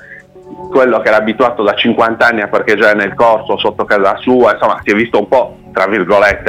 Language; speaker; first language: Italian; native; Italian